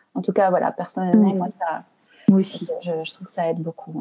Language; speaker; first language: French; native; French